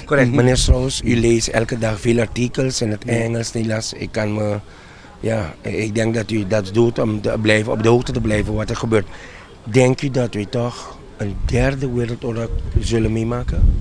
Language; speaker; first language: Dutch; non-native, local second language; Papiamento